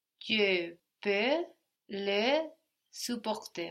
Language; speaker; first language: French; non-native, learner; English